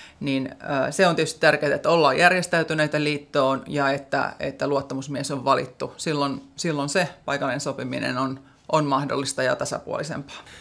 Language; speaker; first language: Finnish; native; Finnish